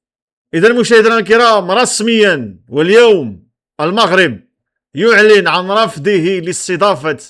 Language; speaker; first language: Arabic; native; Arabic